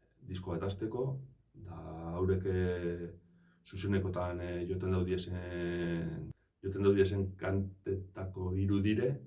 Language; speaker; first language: Basque; native; Basque